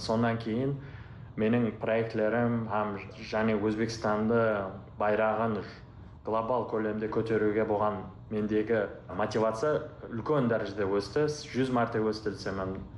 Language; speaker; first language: Uzbek; non-native, local second language; Kara-Kalpak